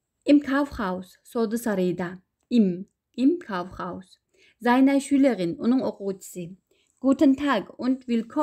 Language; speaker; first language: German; non-native, learner; Uyghur